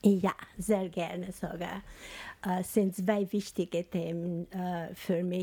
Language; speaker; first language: German; non-native, fluent; Albanian